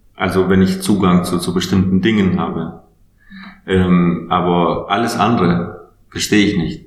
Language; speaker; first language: German; non-native, fluent; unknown